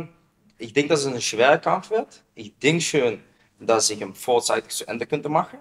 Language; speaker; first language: German; non-native, learner; Dutch